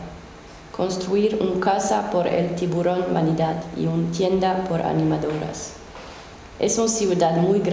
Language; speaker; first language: Spanish; non-native, learner; Finnish